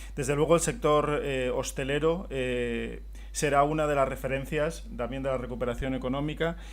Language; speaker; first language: Spanish; non-native, local second language; Catalan